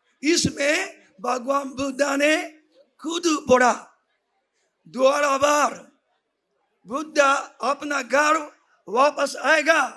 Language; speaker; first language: Hindi; non-native, fluent; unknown